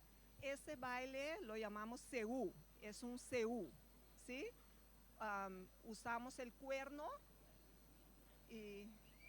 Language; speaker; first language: Spanish; non-native, fluent; Papiamento